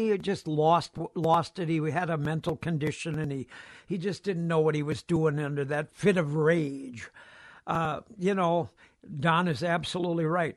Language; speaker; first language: English; native; English